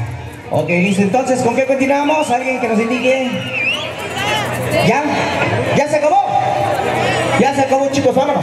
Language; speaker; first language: Spanish; native; Spanish